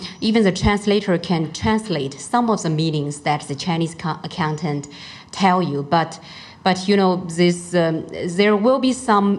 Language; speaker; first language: English; non-native, fluent; Chinese